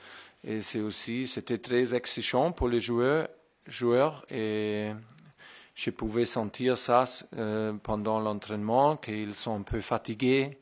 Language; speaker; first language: French; non-native, fluent; German